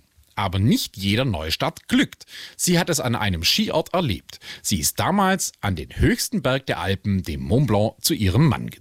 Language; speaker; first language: German; native; German